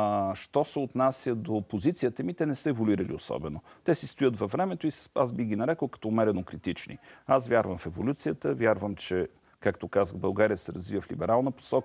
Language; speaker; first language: Bulgarian; native; Bulgarian